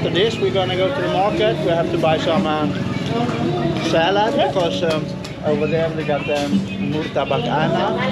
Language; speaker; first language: English; non-native, fluent; Swedish